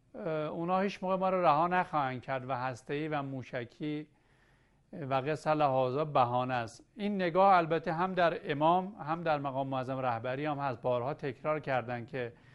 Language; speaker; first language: Persian; native; Persian